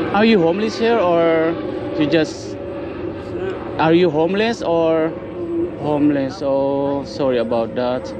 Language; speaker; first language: English; non-native, learner; Filipino